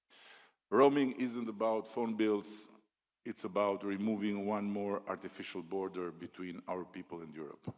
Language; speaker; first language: English; non-native, local second language; Albanian